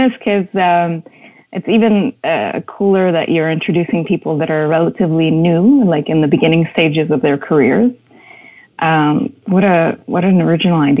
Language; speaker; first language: English; native; English